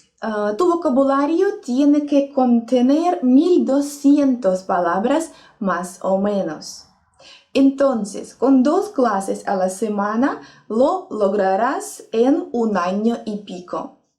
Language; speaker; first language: Spanish; non-native, fluent; Russian